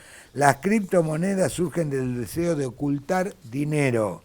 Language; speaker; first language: Spanish; native; Spanish